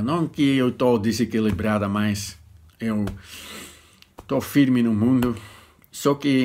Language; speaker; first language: Portuguese; non-native, fluent; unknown